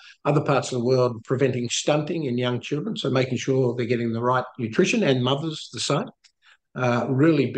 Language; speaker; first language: English; native; English